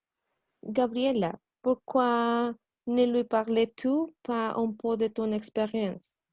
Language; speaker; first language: French; non-native, learner; Spanish